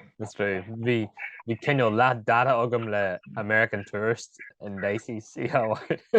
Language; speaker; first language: Irish; native; Irish